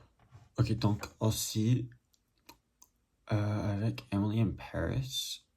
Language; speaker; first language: French; non-native, learner; English